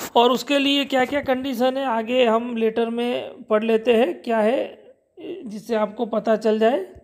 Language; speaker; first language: Hindi; non-native, local second language; Gujarati